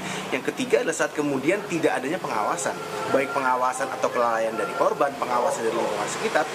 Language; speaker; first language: Indonesian; native; Indonesian